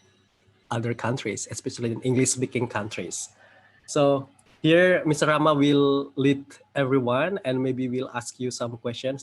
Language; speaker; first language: English; non-native, fluent; Indonesian